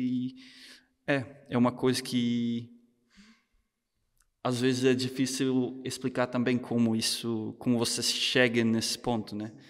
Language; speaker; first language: Portuguese; non-native, fluent; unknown